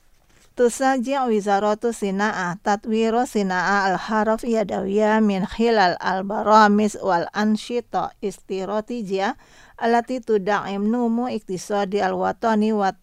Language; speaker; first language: Arabic; non-native, fluent; Indonesian